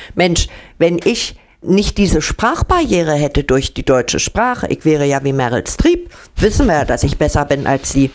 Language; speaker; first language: German; native; German